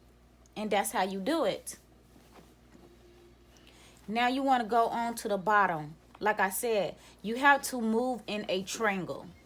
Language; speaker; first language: English; native; English